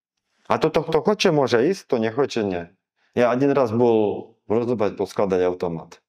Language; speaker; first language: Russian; non-native, learner; Slovak